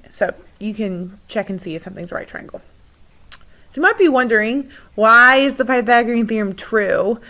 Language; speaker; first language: English; native; English